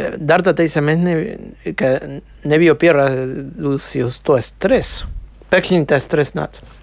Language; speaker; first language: Latvian; non-native, local second language; Russian